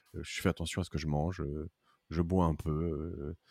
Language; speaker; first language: French; native; French